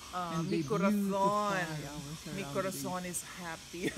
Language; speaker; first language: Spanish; non-native, learner; Iloko